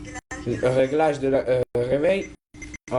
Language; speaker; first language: French; non-native, learner; Italian